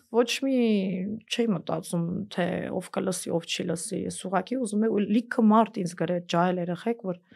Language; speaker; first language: Armenian; early bilingual, heritage; Armenian